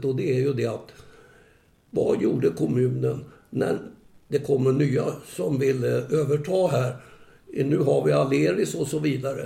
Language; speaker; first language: Swedish; native; Swedish